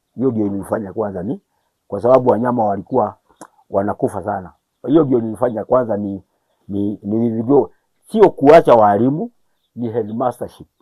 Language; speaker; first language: Swahili; non-native, local second language; Kikuyu